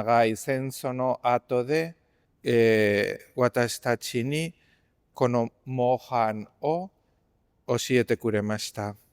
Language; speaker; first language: Japanese; non-native, fluent; Spanish